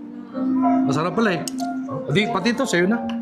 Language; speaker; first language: Filipino; native; Filipino